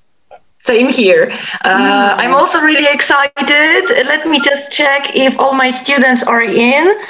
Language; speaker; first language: English; non-native, fluent; Polish